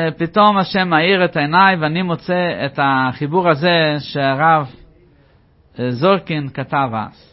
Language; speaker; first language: Hebrew; non-native, fluent; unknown